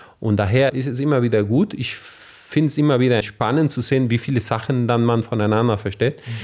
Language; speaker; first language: German; non-native, fluent; Spanish